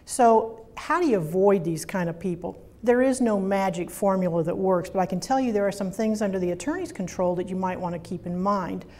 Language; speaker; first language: English; native; English